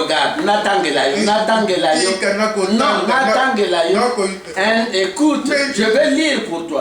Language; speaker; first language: French; non-native, local second language; Lingala